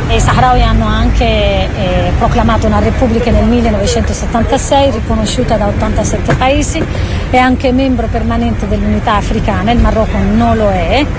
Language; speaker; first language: Italian; non-native, fluent; Arabic